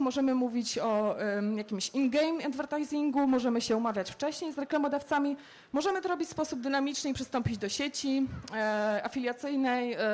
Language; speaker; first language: Polish; native; Polish